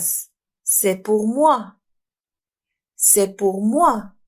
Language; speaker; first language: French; non-native, fluent; Arabic